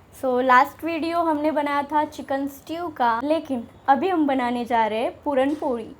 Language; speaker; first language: Hindi; non-native, local second language; Marathi